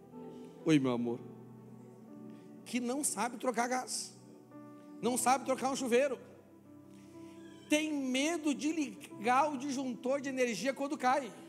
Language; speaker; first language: Portuguese; native; Portuguese